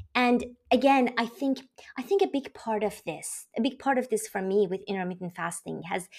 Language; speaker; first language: English; non-native, fluent; Persian